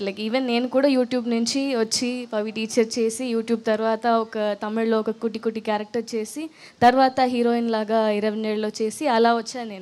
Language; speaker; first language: Telugu; non-native, local second language; Tamil